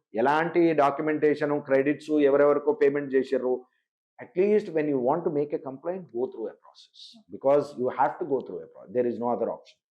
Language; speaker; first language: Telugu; native; Telugu